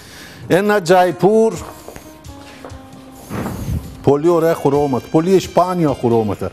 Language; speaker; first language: Greek; non-native, learner; Persian